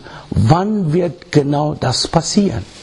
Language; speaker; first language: German; non-native, learner; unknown